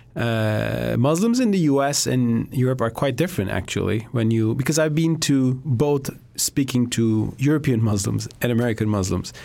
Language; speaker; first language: English; non-native, fluent; Turkish